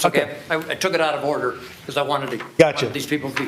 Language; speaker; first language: English; native; English